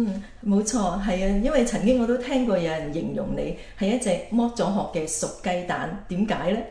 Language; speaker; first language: Chinese; native; Chinese